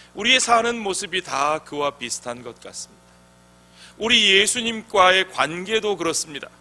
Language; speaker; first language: Korean; native; Korean